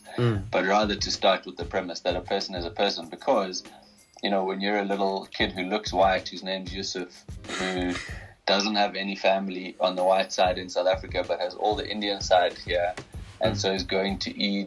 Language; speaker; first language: English; native; English